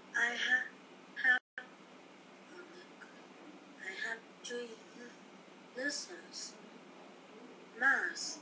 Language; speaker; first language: English; non-native, learner; Vietnamese